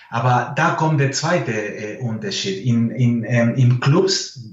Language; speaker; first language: German; non-native, fluent; Spanish